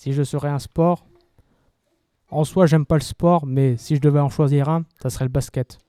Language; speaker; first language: French; native; French